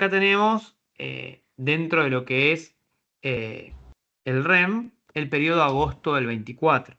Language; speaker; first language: Spanish; native; Spanish